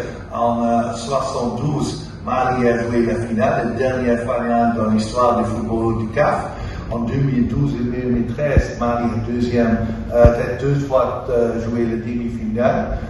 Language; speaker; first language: French; non-native, fluent; Dutch